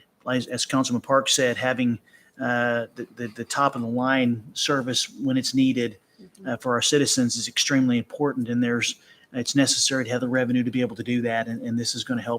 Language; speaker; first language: English; native; English